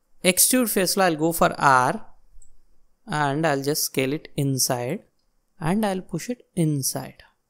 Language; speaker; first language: English; non-native, local second language; Telugu